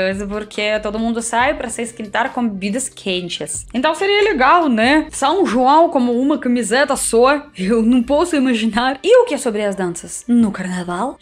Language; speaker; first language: Portuguese; non-native, fluent; Russian